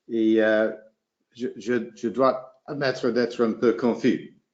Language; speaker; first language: French; non-native, fluent; English